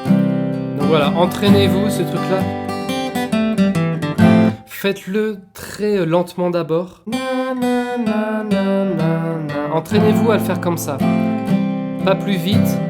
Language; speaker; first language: French; native; French